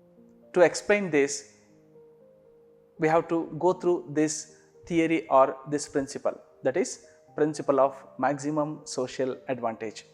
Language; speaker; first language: English; non-native, local second language; Kannada